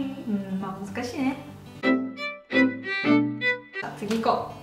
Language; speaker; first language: Japanese; non-native, fluent; Russian